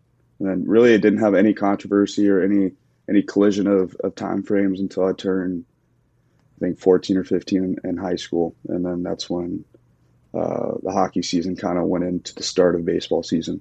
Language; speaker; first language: English; native; English